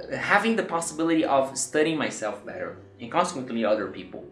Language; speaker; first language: English; non-native, fluent; Portuguese